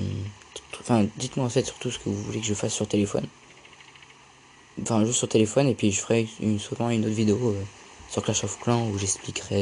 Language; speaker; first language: French; native; French